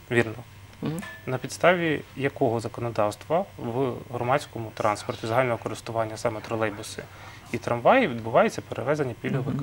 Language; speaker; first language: Ukrainian; native; Ukrainian